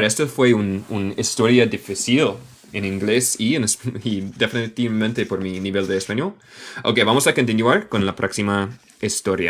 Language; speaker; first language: Spanish; non-native, learner; English